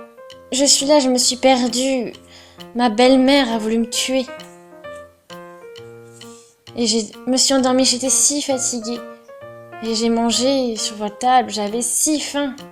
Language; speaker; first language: French; non-native, fluent; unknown